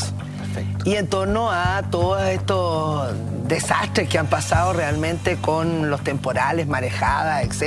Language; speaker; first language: Spanish; native; Spanish